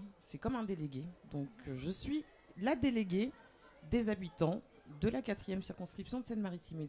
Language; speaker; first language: French; native; French